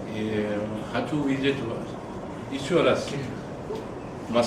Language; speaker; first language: Russian; non-native, fluent; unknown